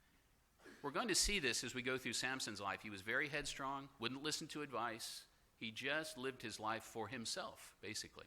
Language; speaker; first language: English; native; English